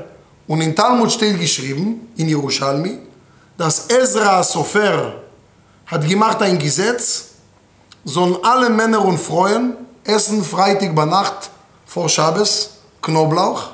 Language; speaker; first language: German; non-native, fluent; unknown